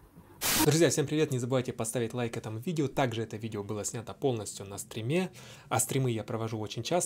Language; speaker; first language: Russian; native; Russian